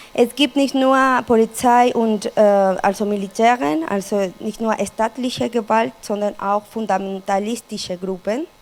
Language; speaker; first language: German; non-native, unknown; Spanish